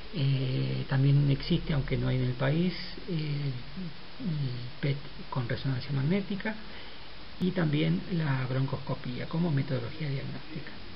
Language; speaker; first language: Spanish; native; Spanish